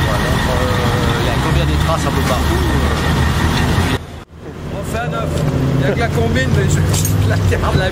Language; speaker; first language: French; native; French